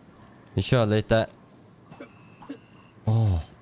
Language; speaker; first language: Swedish; native; Swedish